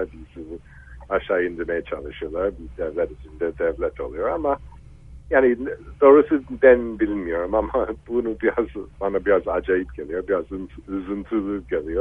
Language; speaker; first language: Turkish; non-native, fluent; English